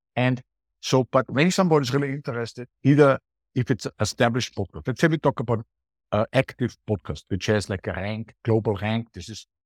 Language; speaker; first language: English; non-native, fluent; German